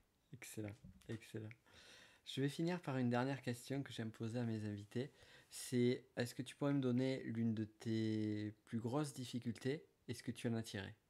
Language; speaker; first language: French; native; French